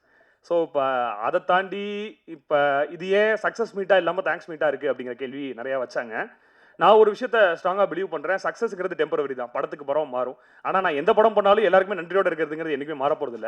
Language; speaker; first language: Tamil; native; Tamil